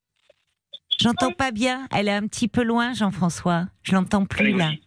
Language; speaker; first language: French; native; French